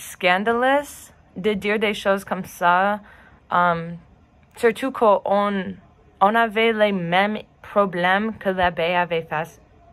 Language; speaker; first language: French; non-native, learner; English